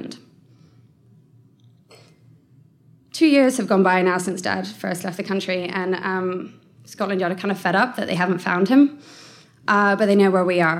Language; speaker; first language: English; native; English